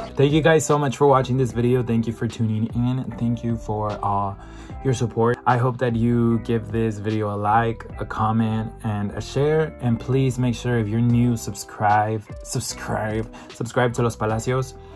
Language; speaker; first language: English; early bilingual, other home language; Spanish